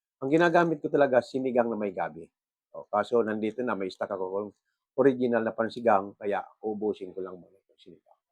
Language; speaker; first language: Filipino; non-native, local second language; Bikol